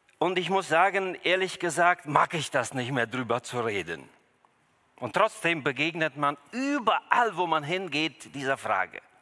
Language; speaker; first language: German; early bilingual, other home language; Russian